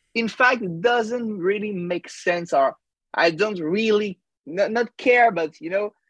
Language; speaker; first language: English; non-native, fluent; French